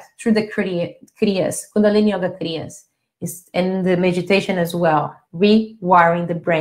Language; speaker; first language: English; non-native, fluent; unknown